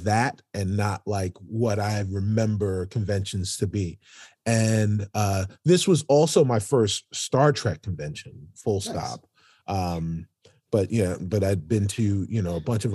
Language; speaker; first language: English; native; English